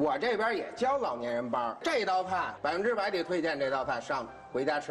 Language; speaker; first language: Chinese; native; Chinese